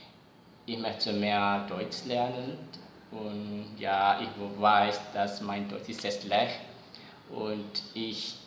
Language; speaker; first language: German; non-native, learner; Javanese